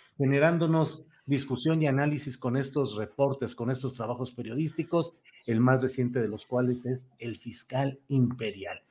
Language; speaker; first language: Spanish; native; Spanish